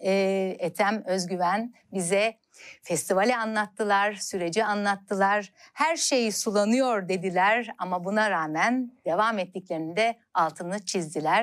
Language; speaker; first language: Turkish; native; Turkish